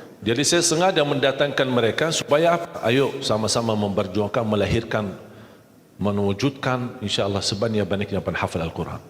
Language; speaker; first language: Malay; non-native, fluent; Arabic